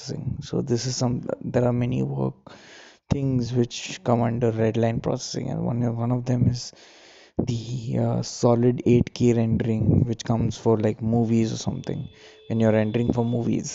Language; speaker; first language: English; non-native, local second language; Marathi